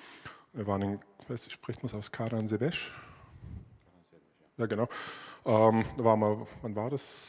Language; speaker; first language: German; native; German